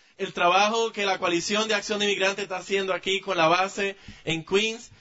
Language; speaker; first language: Spanish; native; Spanish